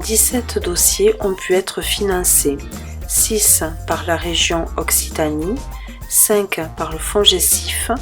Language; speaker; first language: French; native; French